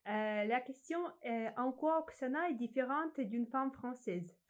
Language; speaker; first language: French; non-native, fluent; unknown